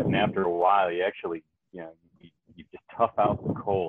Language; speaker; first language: English; native; English